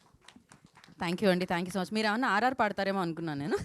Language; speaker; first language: Telugu; native; Telugu